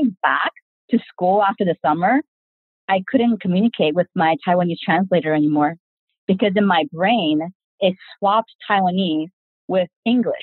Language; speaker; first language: English; early bilingual, other home language; Korean